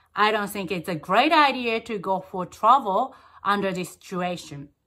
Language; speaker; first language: English; non-native, fluent; Japanese